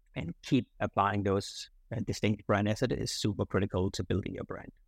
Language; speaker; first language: English; non-native, fluent; Danish